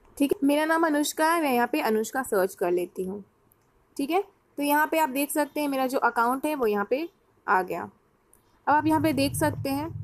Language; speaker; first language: Hindi; native; Hindi